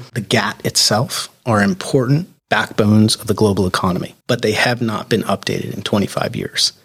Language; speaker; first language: English; native; English